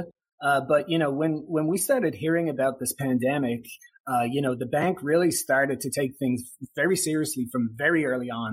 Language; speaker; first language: English; native; English